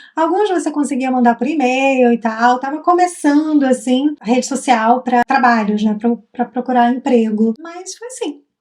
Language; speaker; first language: Portuguese; native; Portuguese